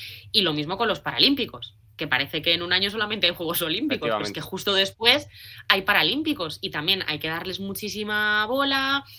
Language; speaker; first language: Spanish; native; Spanish